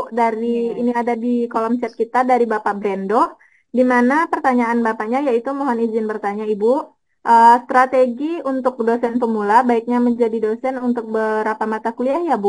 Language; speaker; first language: Indonesian; native; Indonesian